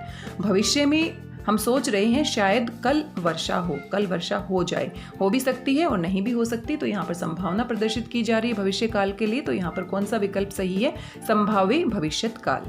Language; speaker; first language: Hindi; native; Hindi